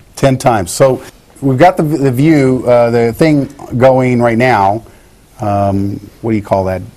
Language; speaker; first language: English; native; English